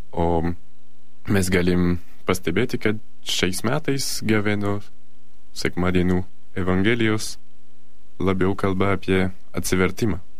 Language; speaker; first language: Lithuanian; non-native, fluent; French